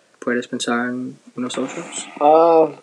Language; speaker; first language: Spanish; non-native, learner; English